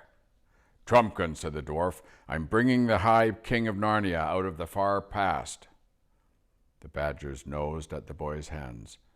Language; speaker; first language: English; native; English